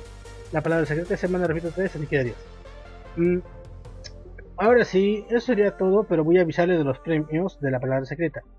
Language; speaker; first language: Spanish; native; Spanish